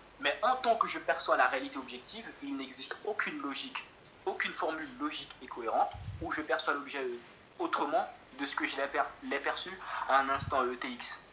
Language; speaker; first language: French; native; French